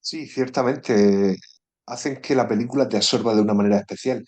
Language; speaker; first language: Spanish; native; Spanish